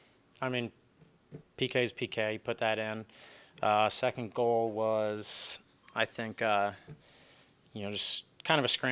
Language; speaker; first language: English; native; English